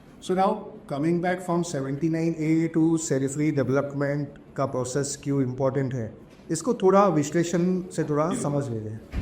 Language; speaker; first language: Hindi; non-native, local second language; Marathi